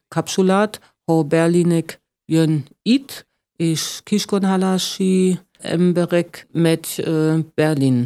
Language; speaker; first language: Hungarian; non-native, learner; German